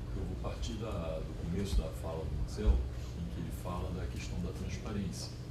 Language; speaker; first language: Portuguese; native; Portuguese